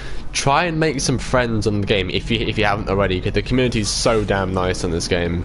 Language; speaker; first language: English; native; English